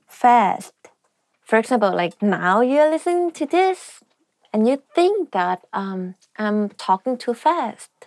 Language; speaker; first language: English; non-native, fluent; Thai